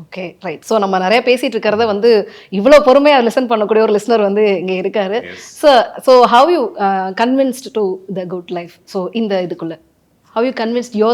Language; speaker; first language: Tamil; native; Tamil